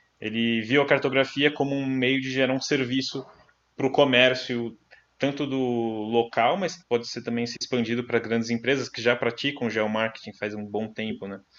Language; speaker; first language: Portuguese; native; Portuguese